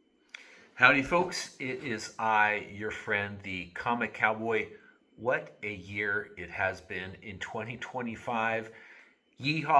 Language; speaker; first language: English; native; English